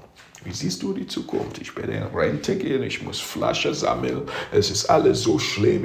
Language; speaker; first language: German; non-native, fluent; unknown